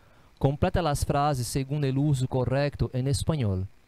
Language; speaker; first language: Spanish; non-native, fluent; Portuguese